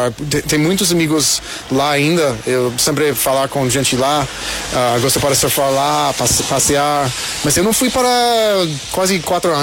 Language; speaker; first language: Portuguese; non-native, learner; English